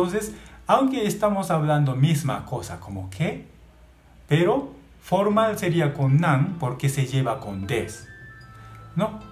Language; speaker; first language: Spanish; non-native, learner; Japanese